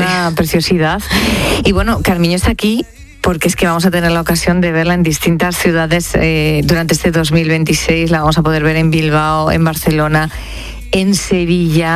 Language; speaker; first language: Spanish; native; Spanish